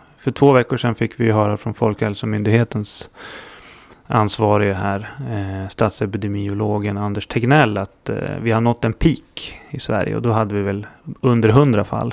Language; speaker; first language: Swedish; native; Swedish